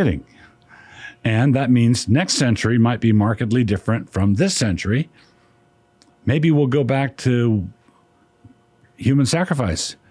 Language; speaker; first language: English; native; English